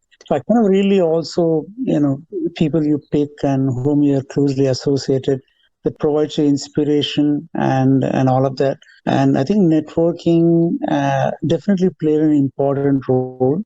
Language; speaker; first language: English; non-native, local second language; Telugu